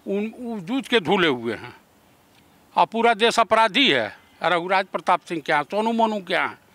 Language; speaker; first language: Hindi; native; Hindi